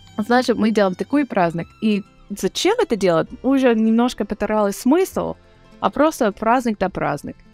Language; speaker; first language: Russian; non-native, learner; English